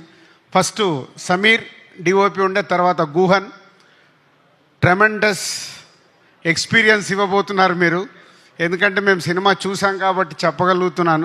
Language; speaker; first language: Telugu; native; Telugu